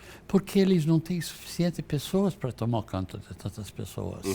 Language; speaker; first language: Portuguese; non-native, fluent; English